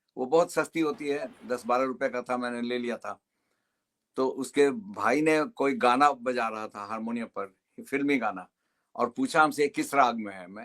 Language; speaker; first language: Hindi; native; Hindi